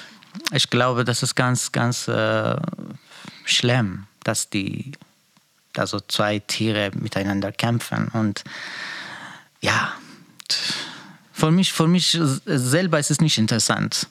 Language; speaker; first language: German; non-native, learner; Persian